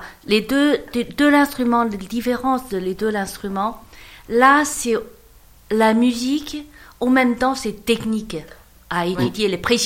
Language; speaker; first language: French; non-native, learner; Chinese